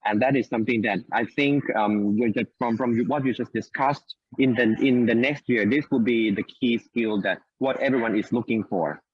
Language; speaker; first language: English; non-native, fluent; Thai